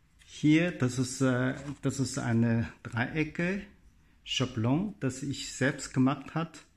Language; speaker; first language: German; non-native, learner; Chinese